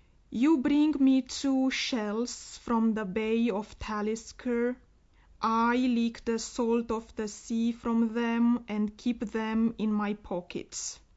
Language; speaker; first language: English; non-native, fluent; Romanian